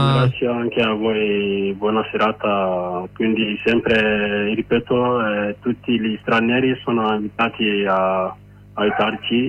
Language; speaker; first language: Italian; non-native, learner; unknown